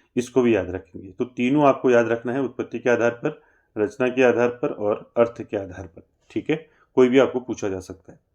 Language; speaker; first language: Hindi; native; Hindi